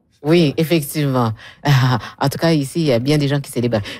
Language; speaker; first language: French; native; French